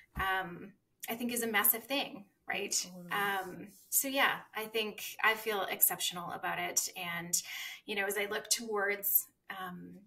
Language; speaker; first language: English; native; English